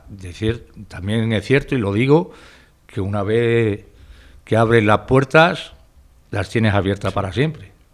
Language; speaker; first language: Spanish; native; Spanish